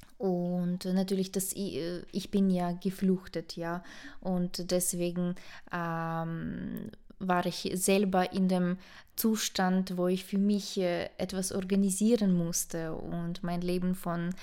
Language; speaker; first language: German; non-native, fluent; Ukrainian